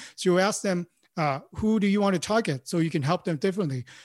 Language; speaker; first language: English; non-native, local second language; Cantonese